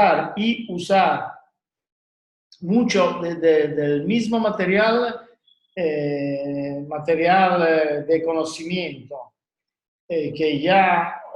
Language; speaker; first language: Spanish; non-native, learner; Italian